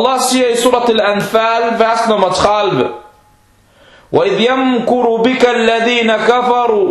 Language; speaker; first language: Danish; non-native, fluent; Arabic